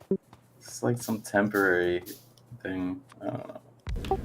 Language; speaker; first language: English; native; English